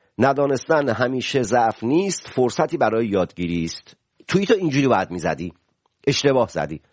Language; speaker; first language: Persian; native; Persian